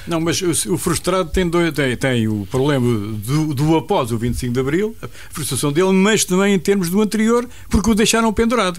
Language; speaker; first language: Portuguese; native; Portuguese